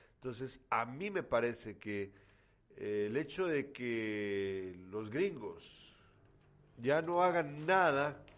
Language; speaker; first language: Spanish; native; Spanish